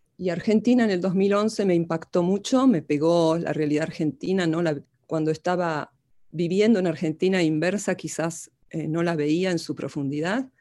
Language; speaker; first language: Spanish; native; Spanish